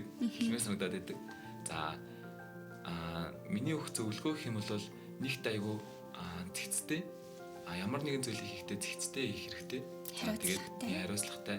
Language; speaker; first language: Mongolian; native; Mongolian